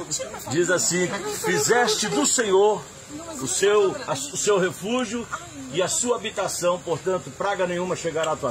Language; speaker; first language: Portuguese; native; Portuguese